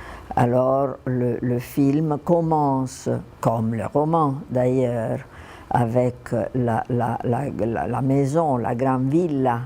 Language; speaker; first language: French; non-native, fluent; Italian